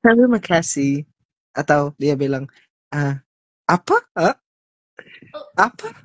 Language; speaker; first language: Indonesian; non-native, learner; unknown